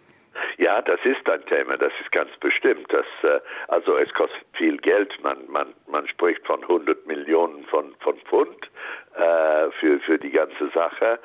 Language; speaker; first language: German; non-native, fluent; English